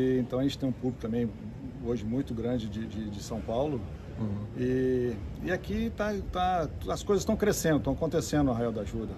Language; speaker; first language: Portuguese; native; Portuguese